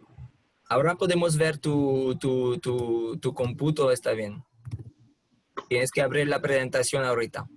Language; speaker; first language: Spanish; non-native, fluent; French